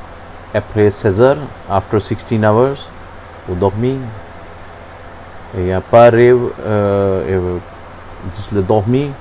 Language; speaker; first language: French; non-native, learner; Hindi